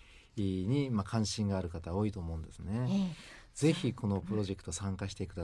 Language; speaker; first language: Japanese; native; Japanese